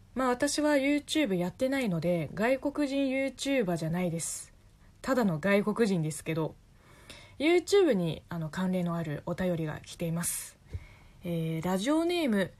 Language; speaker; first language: Japanese; non-native, fluent; Chinese